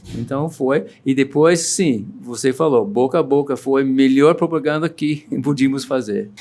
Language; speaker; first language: Portuguese; non-native, fluent; English